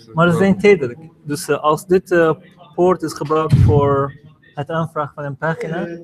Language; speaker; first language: Dutch; non-native, fluent; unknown